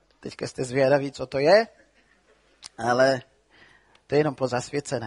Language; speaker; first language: Czech; non-native, fluent; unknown